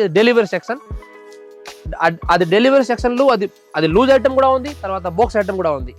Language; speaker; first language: Telugu; non-native, local second language; Urdu